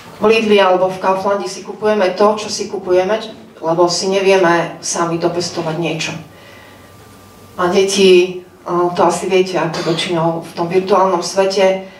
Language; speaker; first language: Slovak; native; Slovak